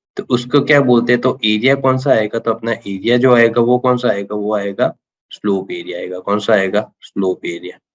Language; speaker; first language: Hindi; non-native, local second language; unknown